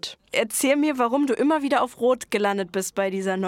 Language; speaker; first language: German; native; German